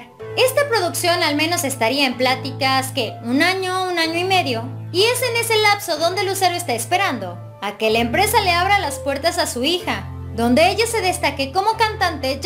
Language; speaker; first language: Spanish; native; Spanish